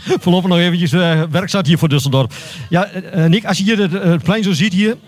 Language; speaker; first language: Dutch; native; Dutch